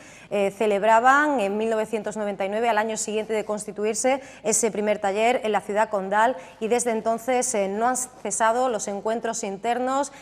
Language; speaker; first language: Spanish; native; Spanish